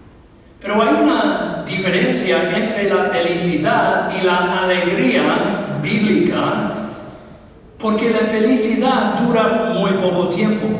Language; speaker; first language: Spanish; non-native, fluent; English